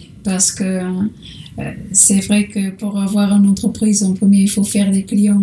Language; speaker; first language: French; non-native, learner; Portuguese